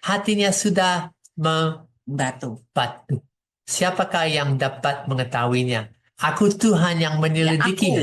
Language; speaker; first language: Indonesian; non-native, fluent; English